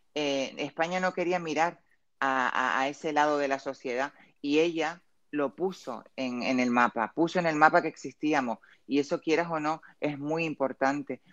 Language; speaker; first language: Spanish; native; Spanish